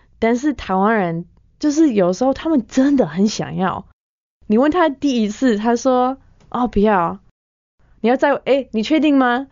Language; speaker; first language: Chinese; non-native, fluent; English